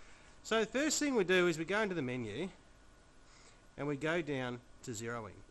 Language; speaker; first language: English; native; English